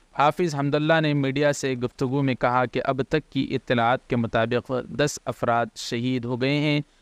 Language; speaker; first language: Urdu; native; Urdu